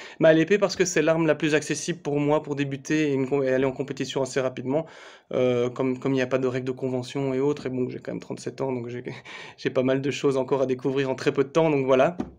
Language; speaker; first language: French; native; French